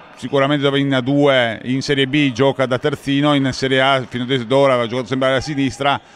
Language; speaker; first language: Italian; native; Italian